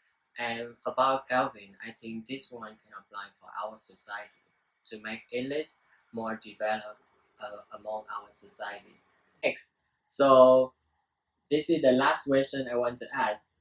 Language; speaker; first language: English; non-native, learner; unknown